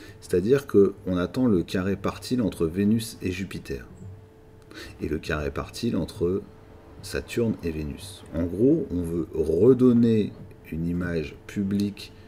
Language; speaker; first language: French; native; French